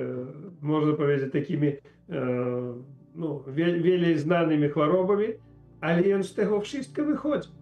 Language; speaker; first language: Polish; non-native, learner; Ukrainian